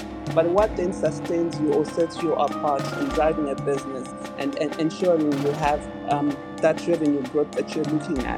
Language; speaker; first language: English; non-native, local second language; Shona